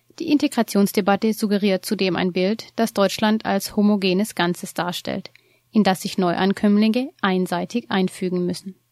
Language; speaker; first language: German; native; German